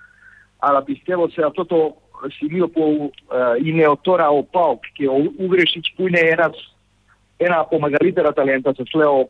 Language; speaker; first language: Greek; non-native, fluent; Serbian